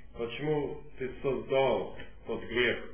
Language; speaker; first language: Russian; non-native, fluent; English